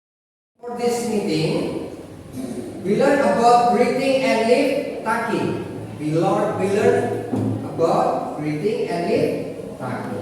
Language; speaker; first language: English; non-native, fluent; Indonesian